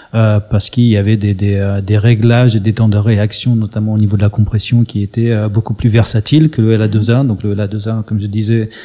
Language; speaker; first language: French; early bilingual, other home language; English